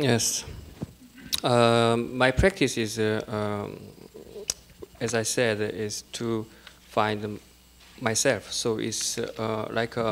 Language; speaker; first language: English; non-native, learner; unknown